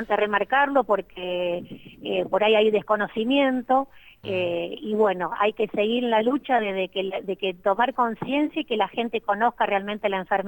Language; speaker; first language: Spanish; native; Spanish